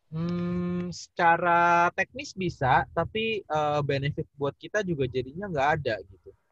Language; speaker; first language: Indonesian; native; Indonesian